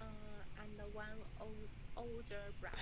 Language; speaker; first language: English; non-native, learner; Chinese